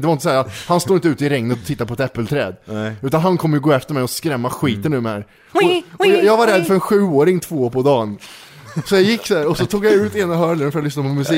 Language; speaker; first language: Swedish; native; Swedish